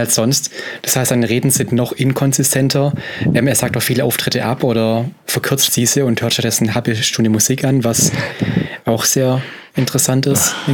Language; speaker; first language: German; native; German